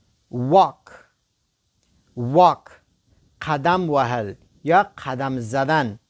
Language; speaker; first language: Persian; non-native, local second language; Pashto